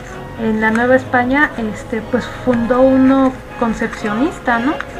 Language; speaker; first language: Spanish; native; Spanish